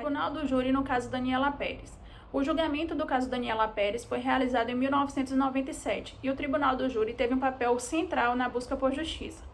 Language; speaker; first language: Portuguese; native; Portuguese